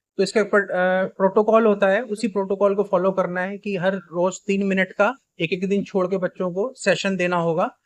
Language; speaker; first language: Hindi; native; Hindi